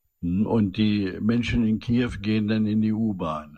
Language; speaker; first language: German; native; German